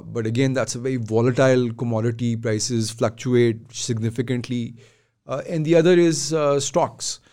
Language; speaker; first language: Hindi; native; Hindi